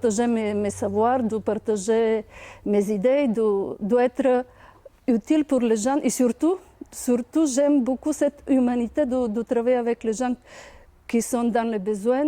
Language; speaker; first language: French; non-native, fluent; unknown